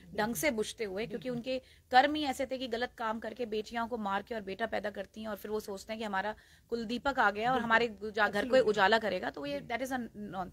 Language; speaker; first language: Hindi; native; Hindi